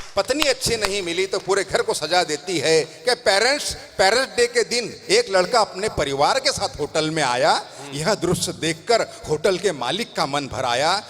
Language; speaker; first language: Hindi; non-native, local second language; Tamil